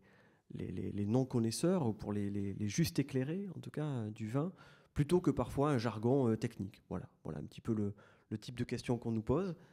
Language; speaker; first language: French; native; French